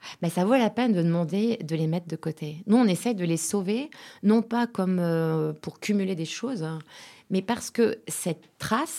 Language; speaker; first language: French; native; French